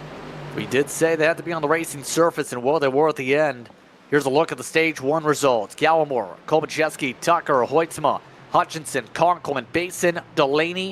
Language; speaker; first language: English; native; English